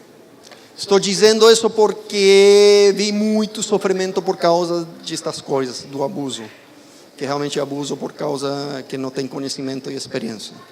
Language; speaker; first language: Portuguese; non-native, fluent; Spanish